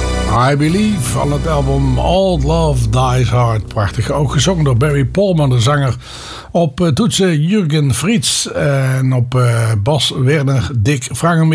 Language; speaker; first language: Dutch; native; Dutch